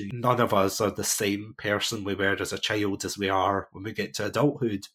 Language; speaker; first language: English; native; English